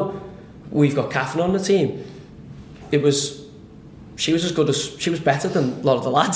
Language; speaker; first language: English; native; English